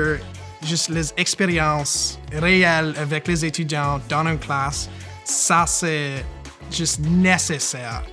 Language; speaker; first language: French; non-native, fluent; English